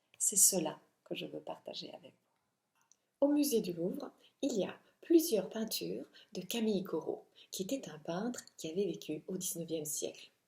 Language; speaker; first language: French; non-native, fluent; Italian